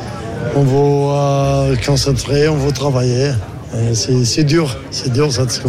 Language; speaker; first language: French; non-native, learner; Arabic